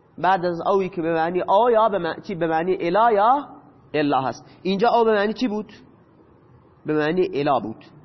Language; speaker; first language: Persian; non-native, local second language; Baluchi